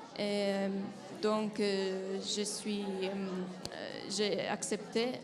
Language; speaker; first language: French; non-native, fluent; Italian